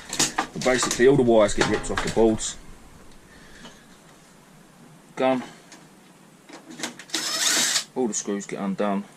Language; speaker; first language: English; native; English